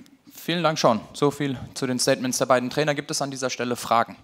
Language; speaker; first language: German; native; German